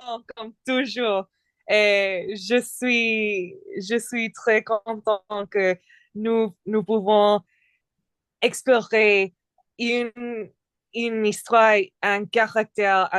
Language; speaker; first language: French; non-native, learner; English